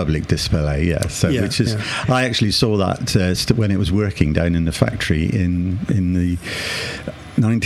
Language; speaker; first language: English; native; English